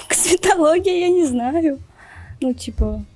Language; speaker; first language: Russian; non-native, local second language; Turkmen